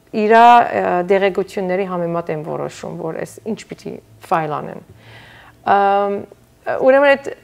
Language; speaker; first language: Armenian; early bilingual, heritage; Armenian